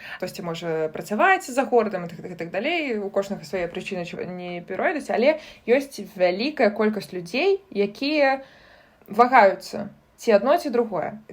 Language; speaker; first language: Belarusian; non-native, local second language; Russian